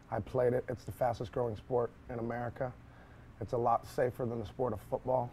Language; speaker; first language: English; native; English